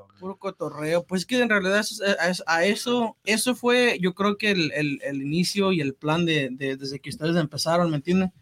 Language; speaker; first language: Spanish; early bilingual, heritage; Spanish